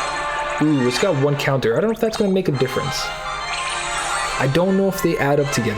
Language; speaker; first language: English; native; English